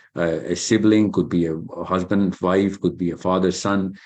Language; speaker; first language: English; non-native, local second language; Urdu